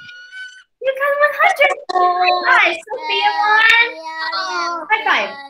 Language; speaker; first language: English; non-native, fluent; Chinese